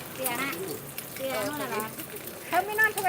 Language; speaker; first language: English; non-native, learner; Thai